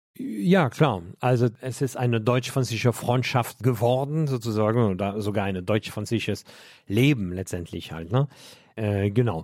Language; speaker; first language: German; non-native, fluent; French